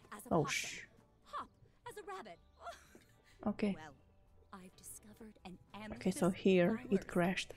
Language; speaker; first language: English; non-native, fluent; Romanian